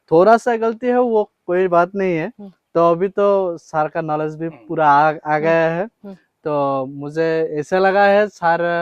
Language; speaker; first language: Hindi; non-native, local second language; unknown